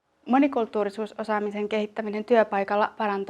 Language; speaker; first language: Finnish; native; Finnish